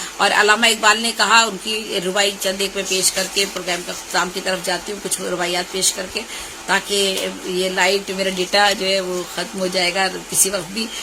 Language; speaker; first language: Urdu; native; Urdu